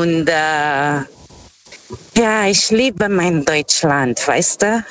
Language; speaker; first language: German; non-native, fluent; Portuguese